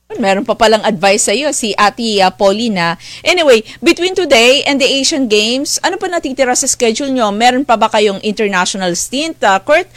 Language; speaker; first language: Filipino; native; Filipino